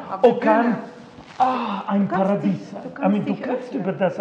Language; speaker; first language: German; non-native, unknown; Spanish